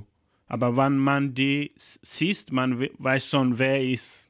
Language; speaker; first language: German; non-native, learner; Fula